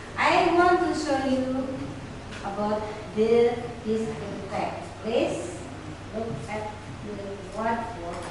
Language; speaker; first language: English; non-native, local second language; Indonesian